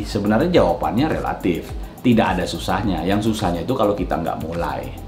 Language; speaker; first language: Indonesian; native; Indonesian